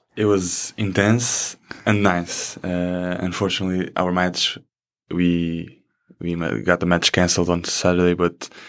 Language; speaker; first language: English; non-native, fluent; Portuguese